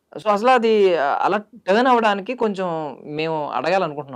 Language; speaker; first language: Telugu; native; Telugu